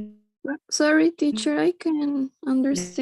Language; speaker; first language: English; non-native, learner; Spanish